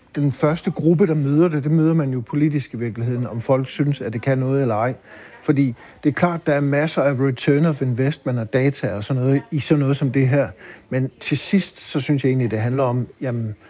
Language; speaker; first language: Danish; native; Danish